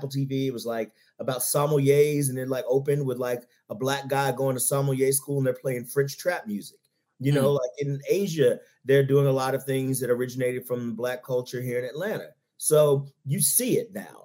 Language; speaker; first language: English; native; English